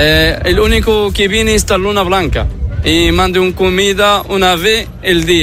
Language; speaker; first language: Spanish; non-native, learner; Arabic